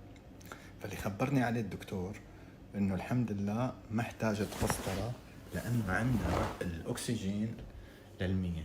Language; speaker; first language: Arabic; native; Arabic